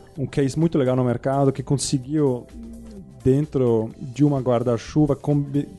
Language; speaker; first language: Portuguese; non-native, fluent; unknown